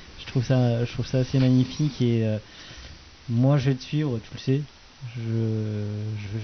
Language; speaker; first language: French; native; French